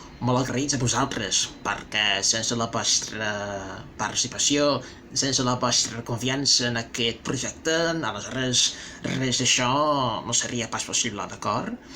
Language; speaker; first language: Catalan; non-native, fluent; Portuguese